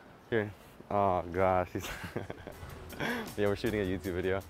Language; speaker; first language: English; early bilingual, other home language; Spanish